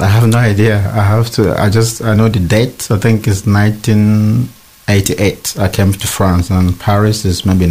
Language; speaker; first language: English; non-native, local second language; Igbo